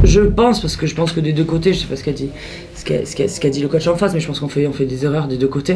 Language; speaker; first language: French; native; French